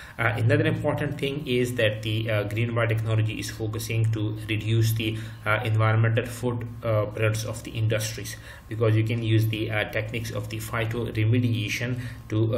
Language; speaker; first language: English; non-native, local second language; Urdu